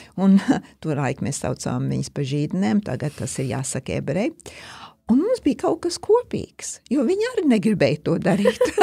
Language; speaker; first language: Latvian; early bilingual, heritage; Latvian